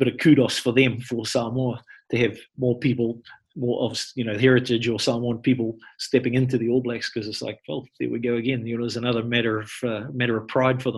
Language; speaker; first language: English; native; English